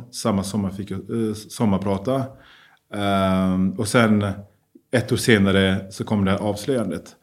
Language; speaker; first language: Swedish; early bilingual, other home language; Persian